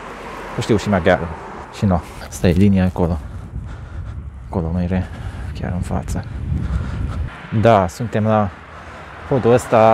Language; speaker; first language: Romanian; non-native, local second language; Hungarian